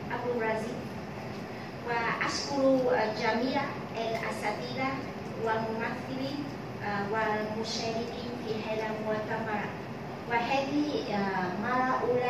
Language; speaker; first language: Arabic; non-native, fluent; Vietnamese